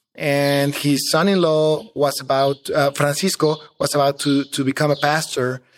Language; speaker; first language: English; non-native, fluent; Spanish